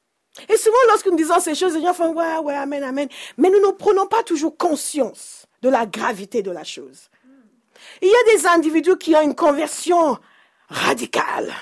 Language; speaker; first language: French; non-native, fluent; English